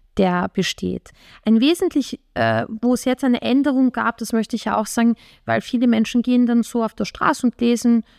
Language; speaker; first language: German; native; German